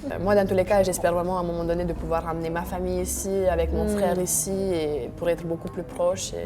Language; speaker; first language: French; non-native, fluent; Romanian